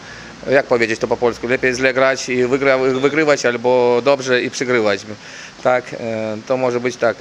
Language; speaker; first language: Polish; non-native, learner; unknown